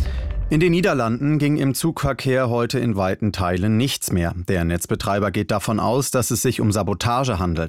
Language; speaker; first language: German; native; German